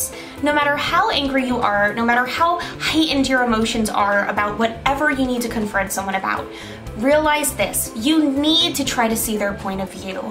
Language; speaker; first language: English; native; English